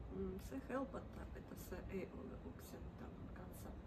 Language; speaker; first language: Finnish; non-native, learner; Russian